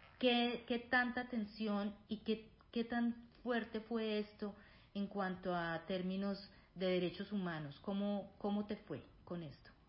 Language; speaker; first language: Spanish; native; Spanish